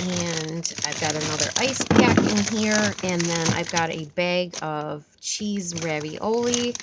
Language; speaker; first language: English; native; English